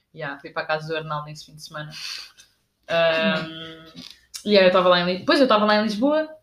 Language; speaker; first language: Portuguese; native; Portuguese